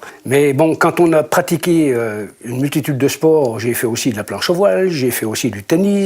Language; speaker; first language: French; native; French